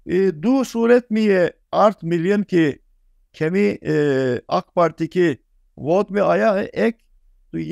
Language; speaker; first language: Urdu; non-native, fluent; Turkish